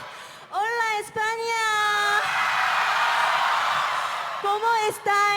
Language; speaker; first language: Spanish; non-native, learner; Korean